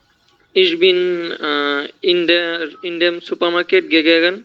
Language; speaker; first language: German; non-native, learner; Bangla